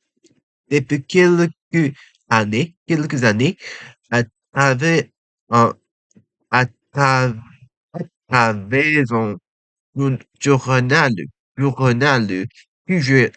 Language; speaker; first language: French; non-native, learner; Japanese